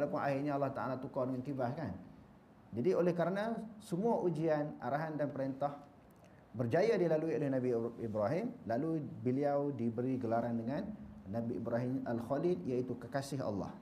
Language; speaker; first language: Malay; native; Malay